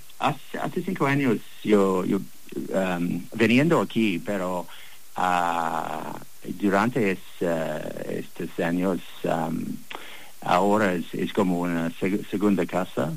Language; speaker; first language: Spanish; non-native, learner; English